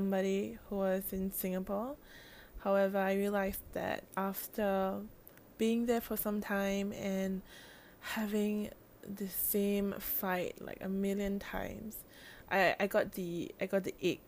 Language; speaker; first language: English; native; English